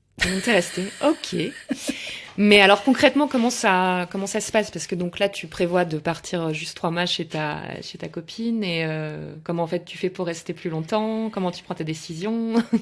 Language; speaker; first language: French; native; French